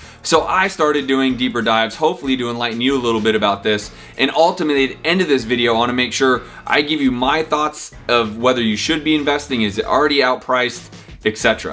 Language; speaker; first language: English; native; English